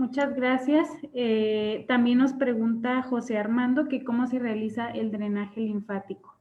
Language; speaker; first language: Spanish; native; Spanish